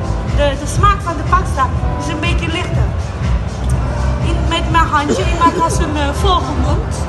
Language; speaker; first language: Dutch; non-native, learner; Italian